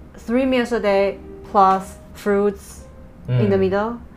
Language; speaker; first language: English; non-native, fluent; Chinese